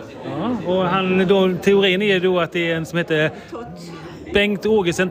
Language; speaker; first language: Swedish; native; Swedish